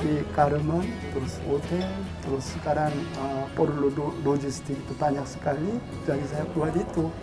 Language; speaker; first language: Indonesian; non-native, learner; Korean